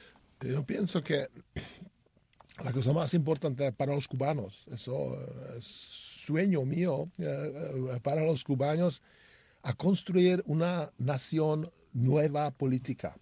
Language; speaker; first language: Spanish; non-native, learner; Czech